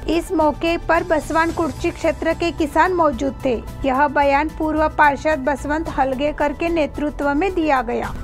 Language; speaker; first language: Hindi; non-native, local second language; Marathi